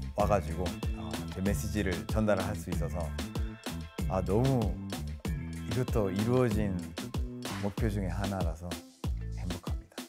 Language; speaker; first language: Korean; non-native, fluent; Spanish